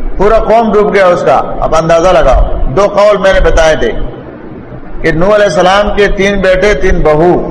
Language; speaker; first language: Urdu; non-native, local second language; Pashto